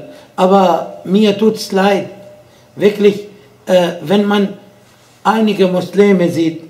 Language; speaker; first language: German; non-native, fluent; Arabic